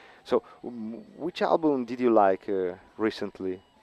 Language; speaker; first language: English; non-native, fluent; Italian